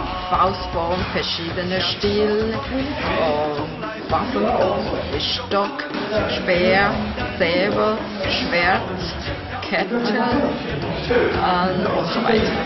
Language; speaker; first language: German; non-native, fluent; Chinese